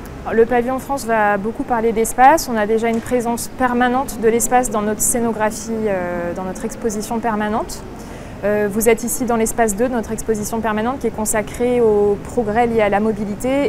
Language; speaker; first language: French; native; French